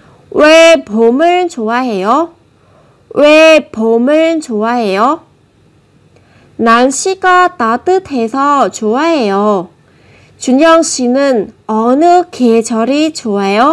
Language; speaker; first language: Korean; non-native, fluent; Vietnamese